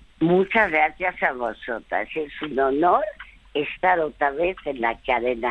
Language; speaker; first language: Spanish; early bilingual, other home language; French